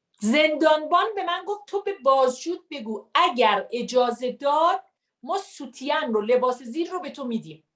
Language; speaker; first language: Persian; native; Persian